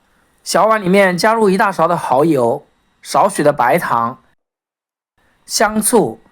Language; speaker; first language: Chinese; native; Chinese